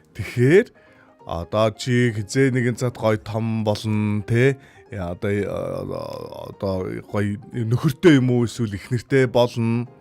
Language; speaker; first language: Mongolian; native; Mongolian